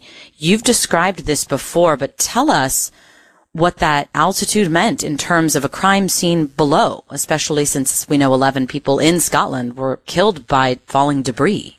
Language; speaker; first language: English; native; English